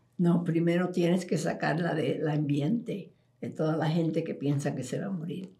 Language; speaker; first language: Spanish; early bilingual, heritage; Spanish